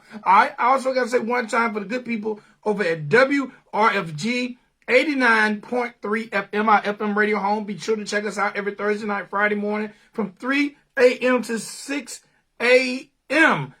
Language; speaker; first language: English; native; English